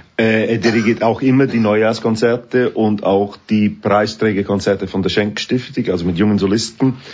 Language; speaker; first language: German; non-native, fluent; English